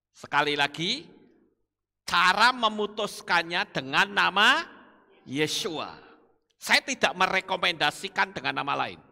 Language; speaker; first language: Indonesian; non-native, local second language; Javanese